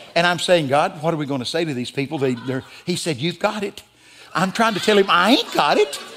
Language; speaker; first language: English; native; English